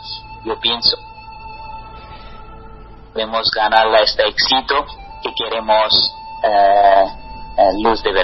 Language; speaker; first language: Spanish; non-native, learner; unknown